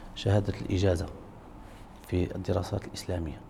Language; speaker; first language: Arabic; native; Arabic